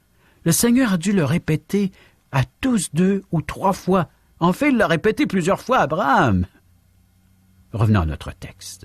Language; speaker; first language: French; native; French